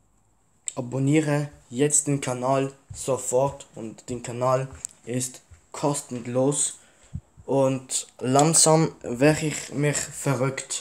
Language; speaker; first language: German; early bilingual, other home language; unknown